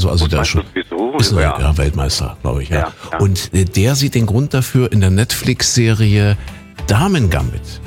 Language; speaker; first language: German; native; German